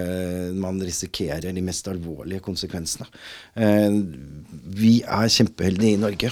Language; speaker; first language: Norwegian; native; Norwegian